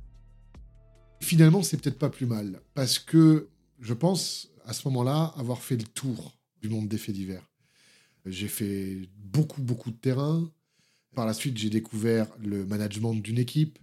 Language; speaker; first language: French; native; French